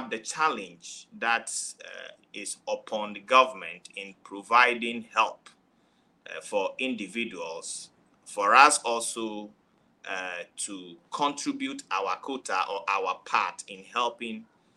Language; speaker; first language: English; non-native, local second language; Ewe